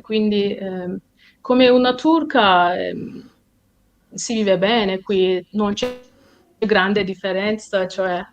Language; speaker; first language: Italian; non-native, fluent; Turkish